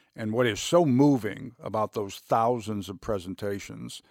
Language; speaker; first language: English; native; English